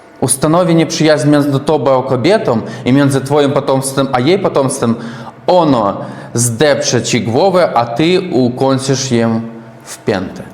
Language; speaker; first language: Polish; non-native, learner; Russian